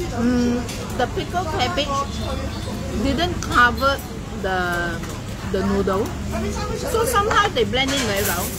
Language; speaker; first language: English; non-native, local second language; Cantonese